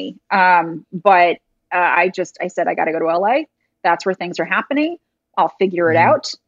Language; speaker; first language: English; native; English